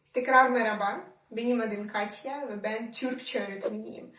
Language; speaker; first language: Turkish; non-native, fluent; Ukrainian